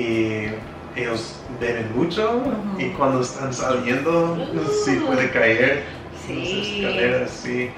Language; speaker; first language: Spanish; non-native, fluent; English